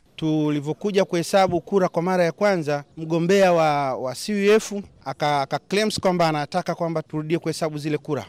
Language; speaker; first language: Swahili; non-native, local second language; Kikuyu